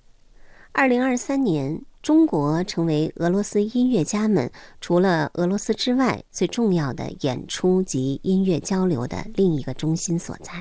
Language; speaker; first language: Chinese; native; Chinese